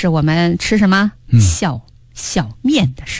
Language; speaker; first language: Chinese; native; Chinese